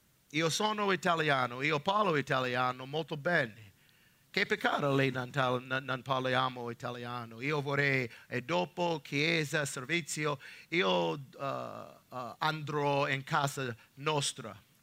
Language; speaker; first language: Italian; non-native, learner; English